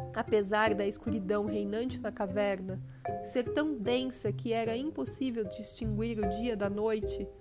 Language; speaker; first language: Portuguese; native; Portuguese